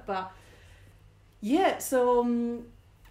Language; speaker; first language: English; non-native, fluent; Spanish